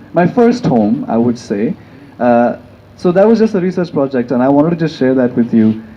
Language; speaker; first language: English; non-native, local second language; Hindi